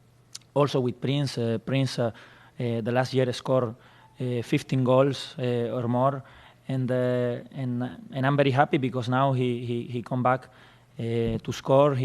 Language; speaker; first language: English; non-native, fluent; Spanish